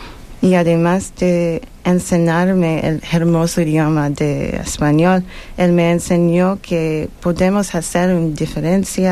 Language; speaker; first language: Spanish; non-native, learner; English